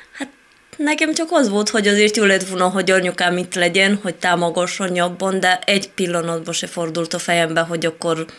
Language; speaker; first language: Hungarian; non-native, fluent; Romanian